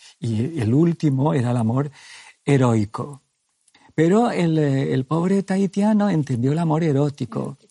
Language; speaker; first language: Spanish; native; Spanish